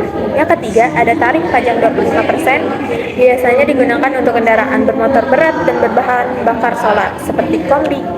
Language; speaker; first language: Indonesian; native; Indonesian